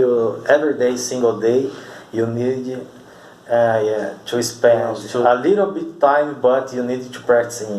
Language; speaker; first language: English; non-native, learner; Portuguese